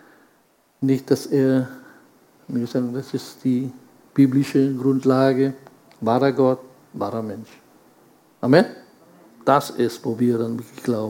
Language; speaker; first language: German; non-native, fluent; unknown